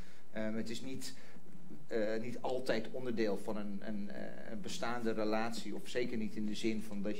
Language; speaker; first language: Dutch; non-native, fluent; English